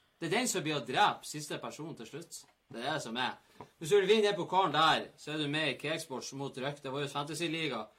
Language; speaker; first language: Norwegian; native; Norwegian